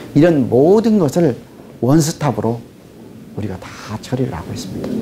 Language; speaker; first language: Korean; native; Korean